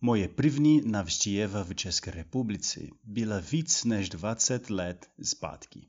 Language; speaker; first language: Czech; non-native, learner; Portuguese